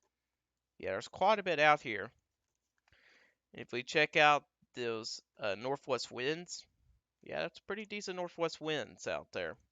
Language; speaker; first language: English; native; English